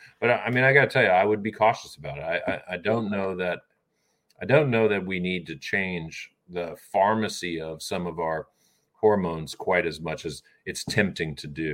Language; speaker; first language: English; native; English